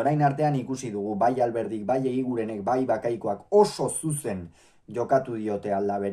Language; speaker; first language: Basque; native; Basque